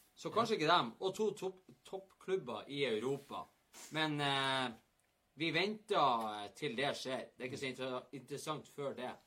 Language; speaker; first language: Norwegian; native; Norwegian